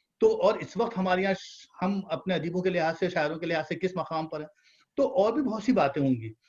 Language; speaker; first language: Urdu; native; Urdu